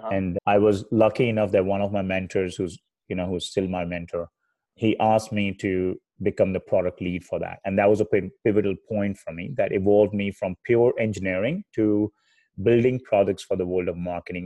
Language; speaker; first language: English; non-native, local second language; Hindi